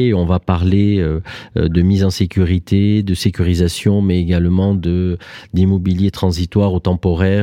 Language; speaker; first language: French; native; French